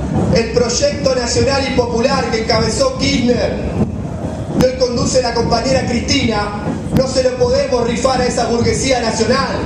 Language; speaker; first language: Spanish; native; Spanish